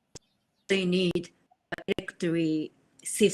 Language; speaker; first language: English; non-native, learner; Japanese